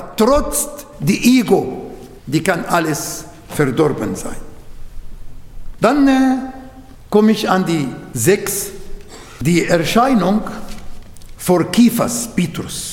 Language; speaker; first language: German; non-native, learner; Arabic